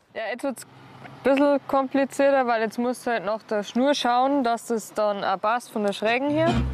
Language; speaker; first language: German; native; German